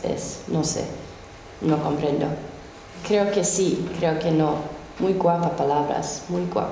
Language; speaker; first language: Spanish; non-native, learner; Finnish